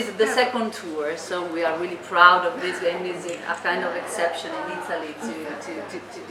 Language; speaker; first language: English; non-native, fluent; Italian